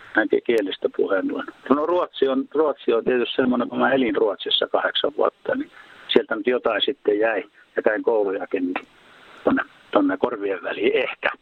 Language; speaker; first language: Finnish; native; Finnish